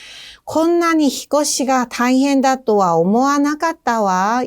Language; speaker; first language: Japanese; non-native, fluent; Korean